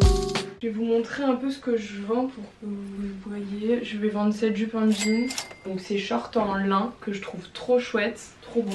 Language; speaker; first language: French; native; French